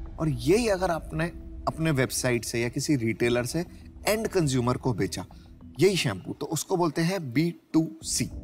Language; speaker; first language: Hindi; native; Hindi